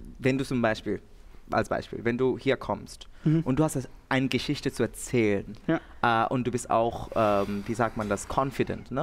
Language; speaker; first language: German; non-native, fluent; Bangla